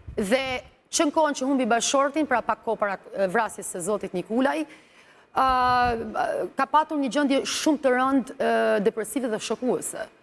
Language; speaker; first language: Albanian; native; Albanian